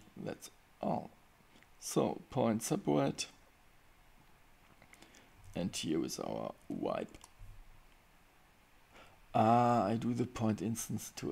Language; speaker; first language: English; non-native, fluent; German